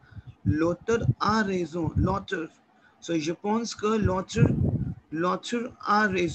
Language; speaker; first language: French; non-native, learner; Hindi